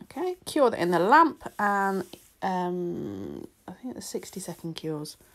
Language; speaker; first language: English; native; English